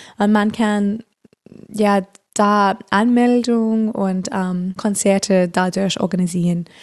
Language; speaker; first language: German; non-native, fluent; English